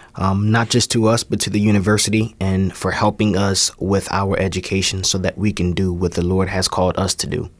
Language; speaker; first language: English; native; English